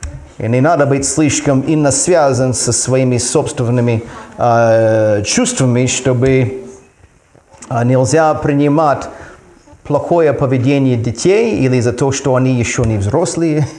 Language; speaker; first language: Russian; non-native, fluent; English